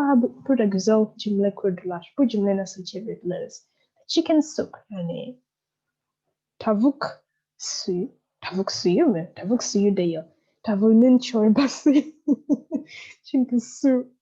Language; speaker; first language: Turkish; non-native, fluent; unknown